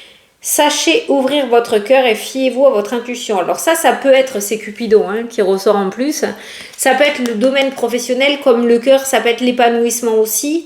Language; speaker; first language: French; native; French